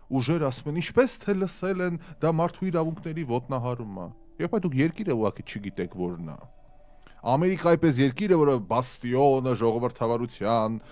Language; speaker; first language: Armenian; native; Armenian